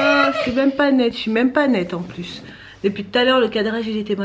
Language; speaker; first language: French; native; French